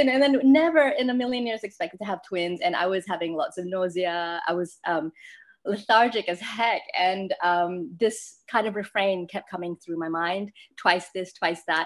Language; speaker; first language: English; non-native, local second language; Malay